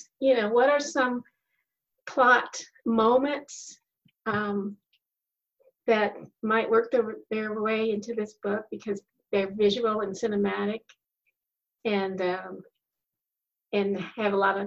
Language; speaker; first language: English; native; English